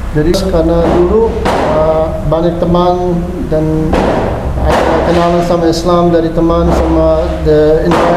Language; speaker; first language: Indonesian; non-native, learner; English